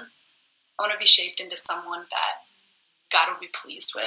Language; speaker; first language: English; native; English